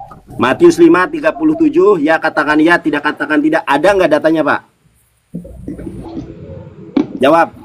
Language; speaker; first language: Indonesian; native; Indonesian